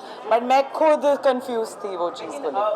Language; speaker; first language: Hindi; native; Hindi